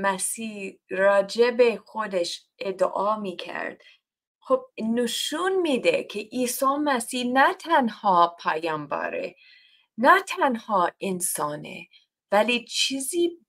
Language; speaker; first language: Persian; non-native, learner; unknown